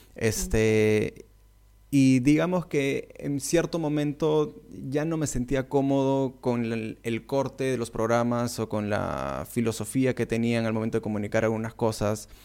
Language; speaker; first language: Spanish; native; Spanish